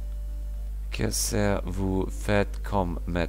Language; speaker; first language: French; non-native, learner; Russian